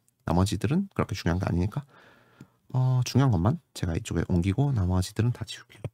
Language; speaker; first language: Korean; native; Korean